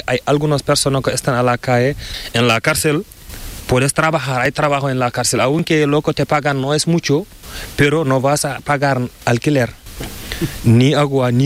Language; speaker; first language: Spanish; non-native, learner; Fula